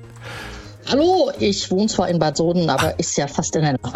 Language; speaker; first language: German; native; German